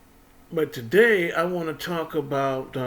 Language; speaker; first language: English; native; English